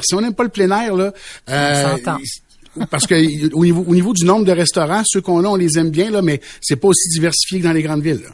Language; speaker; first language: French; native; French